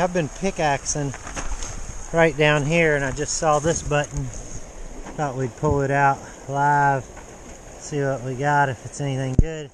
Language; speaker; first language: English; native; English